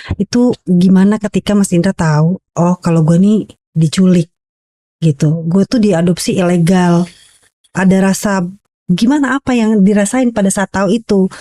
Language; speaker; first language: Indonesian; native; Indonesian